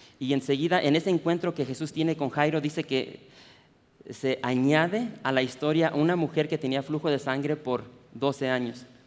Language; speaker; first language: Spanish; early bilingual, heritage; Spanish